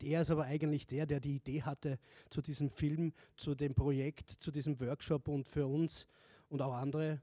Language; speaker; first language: German; native; German